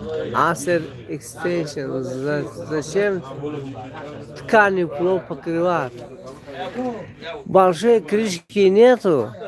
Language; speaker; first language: Russian; non-native, local second language; Tajik